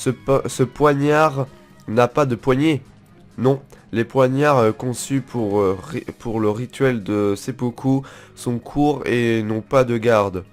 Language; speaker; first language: French; native; French